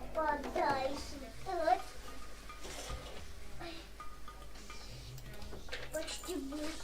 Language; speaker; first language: Russian; early bilingual, other home language; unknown